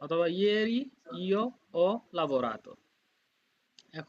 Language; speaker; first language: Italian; non-native, fluent; Bangla